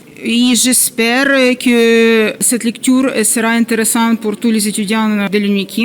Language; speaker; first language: French; non-native, fluent; Ukrainian